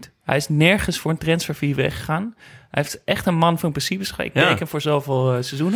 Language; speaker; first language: Dutch; native; Dutch